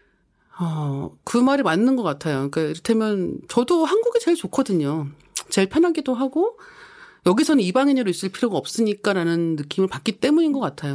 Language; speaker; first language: Korean; native; Korean